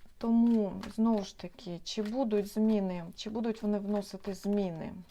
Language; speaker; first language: Ukrainian; non-native, local second language; Russian